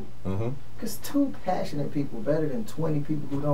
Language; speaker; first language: English; native; English